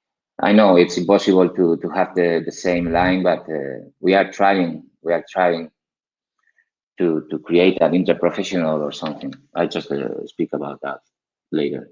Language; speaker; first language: English; non-native, learner; Spanish